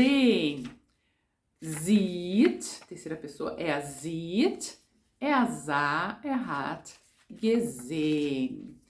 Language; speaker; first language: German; non-native, fluent; Portuguese